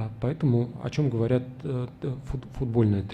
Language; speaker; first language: Russian; native; Russian